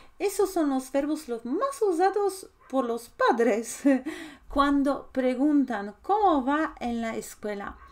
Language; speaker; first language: Spanish; non-native, fluent; Polish